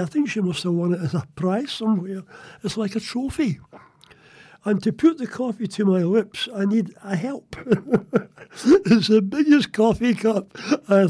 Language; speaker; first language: English; native; English